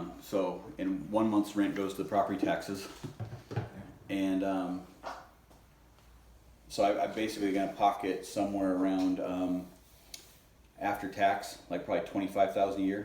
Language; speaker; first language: English; native; English